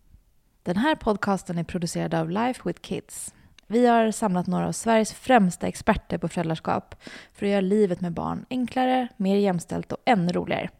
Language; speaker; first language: Swedish; native; Swedish